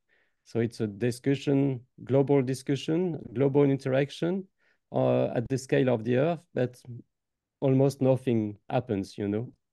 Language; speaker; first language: English; non-native, fluent; French